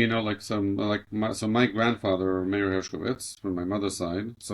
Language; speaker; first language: English; native; English